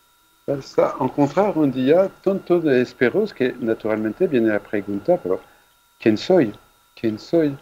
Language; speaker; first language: Spanish; non-native, fluent; French